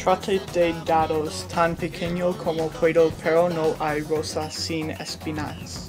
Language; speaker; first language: Spanish; non-native, learner; English